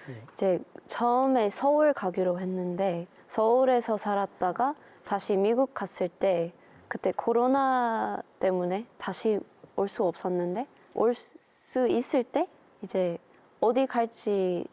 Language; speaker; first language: Korean; non-native, learner; English